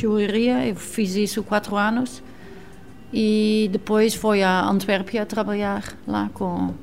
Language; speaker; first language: Portuguese; non-native, learner; Dutch